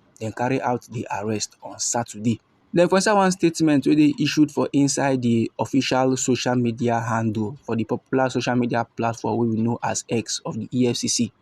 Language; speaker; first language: Nigerian Pidgin; native; Nigerian Pidgin